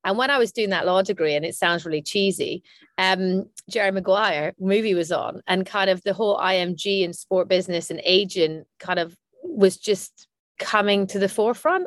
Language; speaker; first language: English; native; English